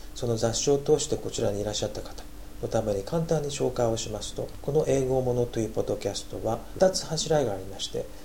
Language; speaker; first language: Japanese; native; Japanese